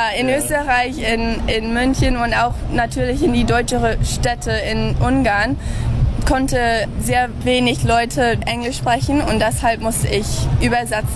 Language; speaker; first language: German; early bilingual, heritage; English